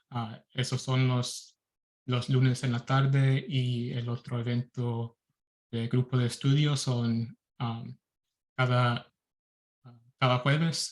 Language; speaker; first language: Spanish; early bilingual, heritage; Spanish